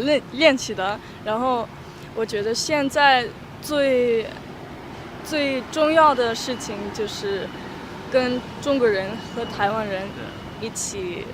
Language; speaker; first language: Chinese; non-native, learner; German